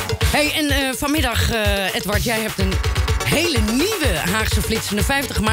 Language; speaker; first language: Dutch; native; Dutch